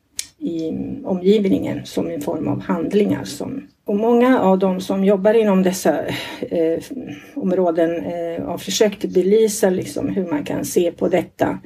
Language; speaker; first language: Swedish; non-native, fluent; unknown